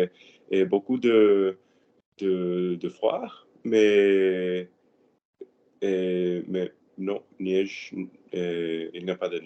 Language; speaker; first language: French; non-native, learner; Spanish